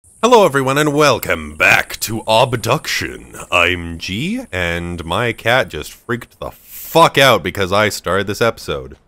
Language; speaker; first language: English; native; English